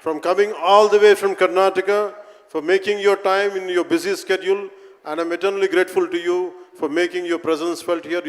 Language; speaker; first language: English; non-native, local second language; Telugu